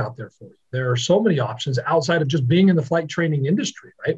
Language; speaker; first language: English; native; English